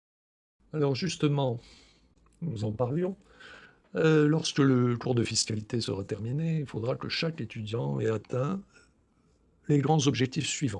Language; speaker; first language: French; native; French